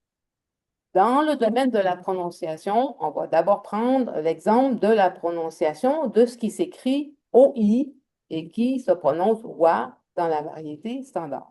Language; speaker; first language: French; native; French